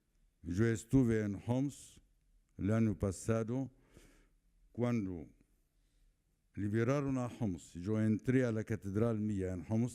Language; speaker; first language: Spanish; non-native, fluent; Arabic